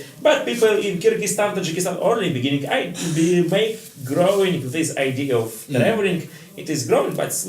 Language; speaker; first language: English; non-native, learner; Russian